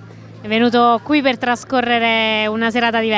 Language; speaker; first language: Italian; native; Italian